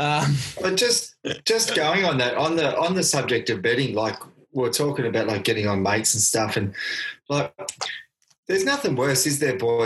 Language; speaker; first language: English; native; English